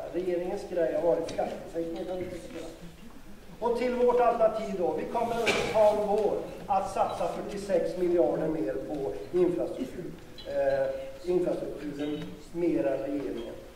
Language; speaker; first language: Swedish; native; Swedish